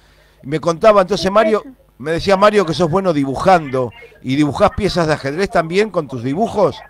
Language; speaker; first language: Spanish; native; Spanish